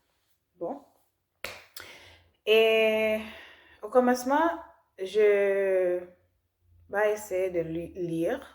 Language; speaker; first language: French; non-native, learner; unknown